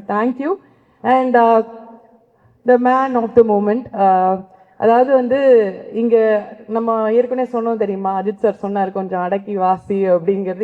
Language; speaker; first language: Tamil; native; Tamil